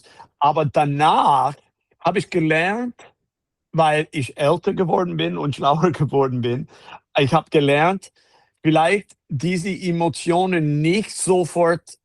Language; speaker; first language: German; non-native, fluent; English